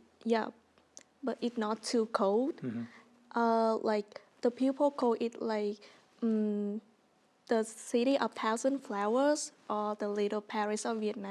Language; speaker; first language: English; non-native, learner; Vietnamese